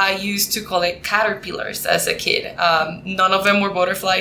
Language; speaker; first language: English; non-native, fluent; Spanish